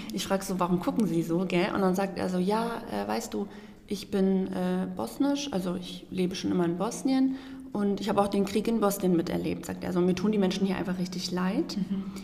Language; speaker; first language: German; native; German